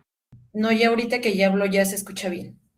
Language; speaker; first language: Spanish; native; Spanish